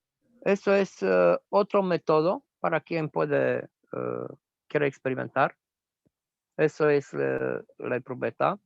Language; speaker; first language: Spanish; non-native, fluent; Romanian